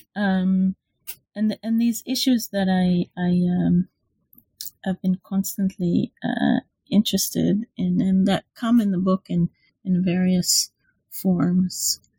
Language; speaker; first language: English; non-native, fluent; Hebrew